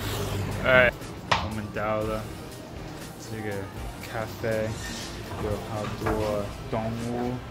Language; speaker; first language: Chinese; non-native, learner; English